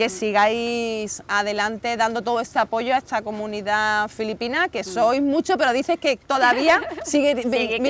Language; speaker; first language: Spanish; native; Spanish